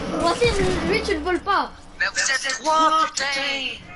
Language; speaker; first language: French; native; French